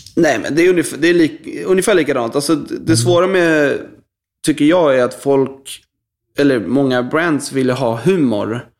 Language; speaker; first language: Swedish; native; Swedish